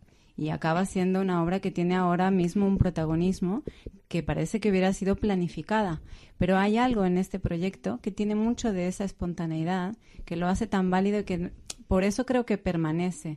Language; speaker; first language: Spanish; native; Spanish